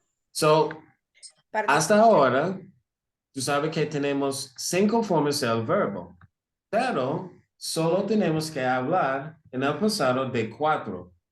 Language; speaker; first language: Spanish; non-native, fluent; English